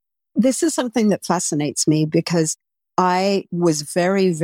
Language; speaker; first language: English; native; English